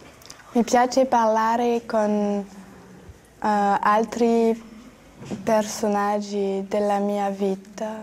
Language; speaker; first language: Italian; non-native, learner; French